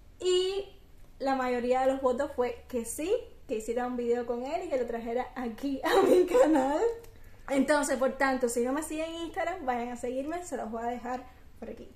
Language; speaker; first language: Spanish; native; Spanish